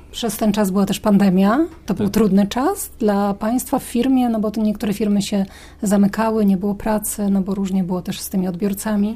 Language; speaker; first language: Polish; native; Polish